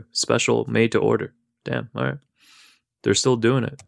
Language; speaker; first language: English; native; English